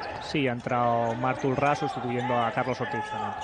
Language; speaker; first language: Spanish; native; Spanish